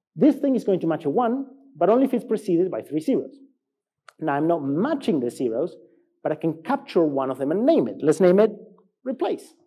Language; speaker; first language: English; non-native, fluent; Spanish